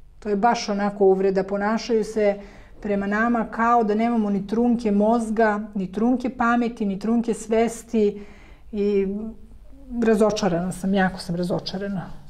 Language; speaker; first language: Serbian; native; Serbian